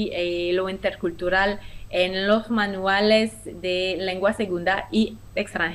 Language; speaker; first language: Spanish; non-native, fluent; French